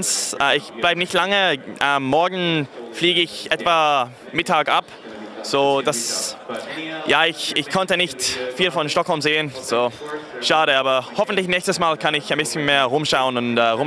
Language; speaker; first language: German; non-native, fluent; English